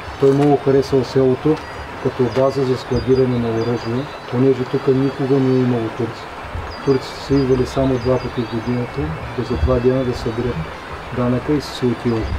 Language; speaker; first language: Bulgarian; native; Bulgarian